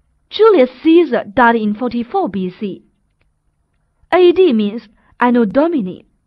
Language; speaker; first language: English; non-native, fluent; Chinese